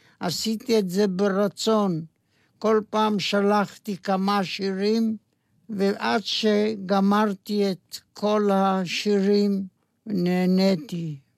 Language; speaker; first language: Hebrew; non-native, fluent; Yiddish